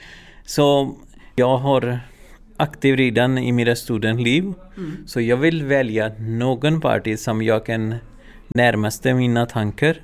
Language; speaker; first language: Swedish; non-native, learner; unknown